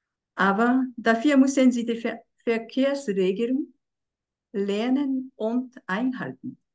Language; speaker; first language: German; non-native, fluent; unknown